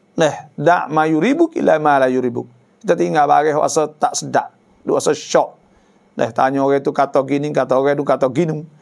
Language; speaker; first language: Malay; native; Malay